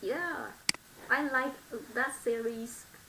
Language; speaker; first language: English; non-native, learner; Vietnamese